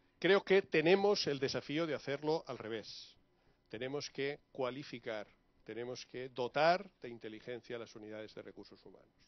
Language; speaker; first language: Spanish; native; Spanish